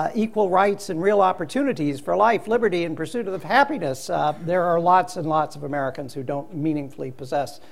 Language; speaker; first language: English; native; English